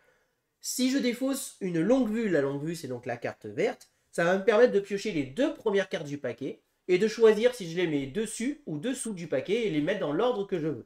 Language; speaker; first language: French; native; French